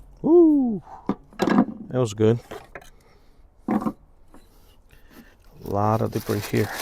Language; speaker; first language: English; native; English